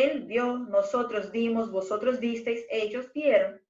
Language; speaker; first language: Spanish; non-native, fluent; Portuguese